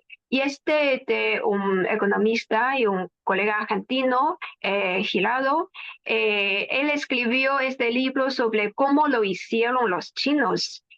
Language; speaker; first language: Spanish; non-native, fluent; Chinese